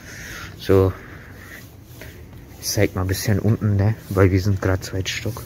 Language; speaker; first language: German; early bilingual, other home language; Turkish